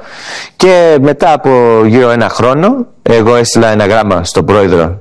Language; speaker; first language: Greek; early bilingual, heritage; Greek